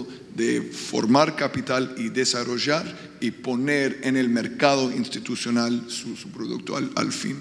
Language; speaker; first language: Spanish; non-native, fluent; English